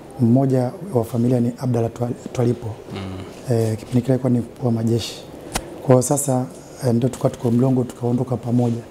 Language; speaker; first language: Swahili; native; Swahili